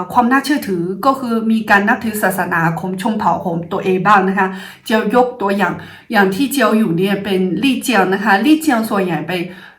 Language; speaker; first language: Thai; non-native, fluent; Chinese